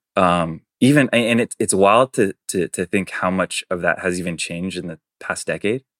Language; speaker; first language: English; early bilingual, other home language; Chinese